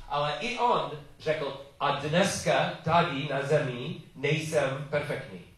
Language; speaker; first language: Czech; non-native, learner; English